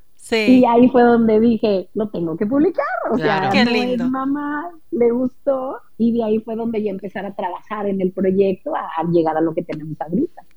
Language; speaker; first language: Spanish; native; Spanish